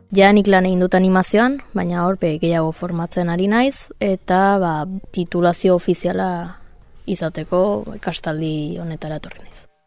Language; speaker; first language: Basque; non-native, local second language; Spanish